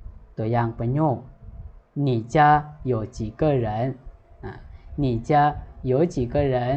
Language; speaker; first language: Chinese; non-native, fluent; Lao